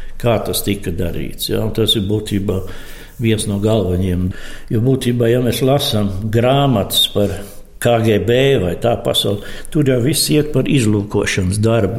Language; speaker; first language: Latvian; native; Latvian